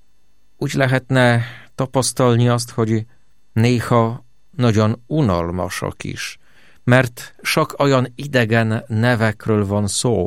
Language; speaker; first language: Hungarian; non-native, fluent; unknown